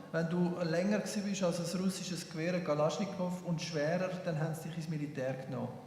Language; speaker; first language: German; native; German